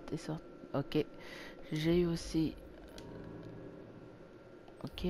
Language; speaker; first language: French; native; French